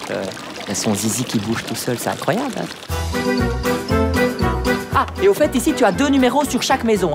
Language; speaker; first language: French; native; French